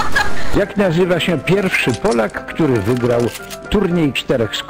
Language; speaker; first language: Polish; native; Polish